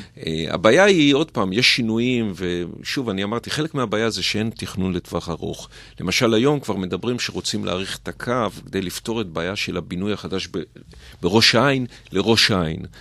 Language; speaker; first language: Hebrew; native; Hebrew